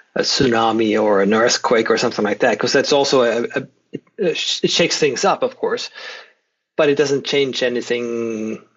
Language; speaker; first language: English; non-native, fluent; Swedish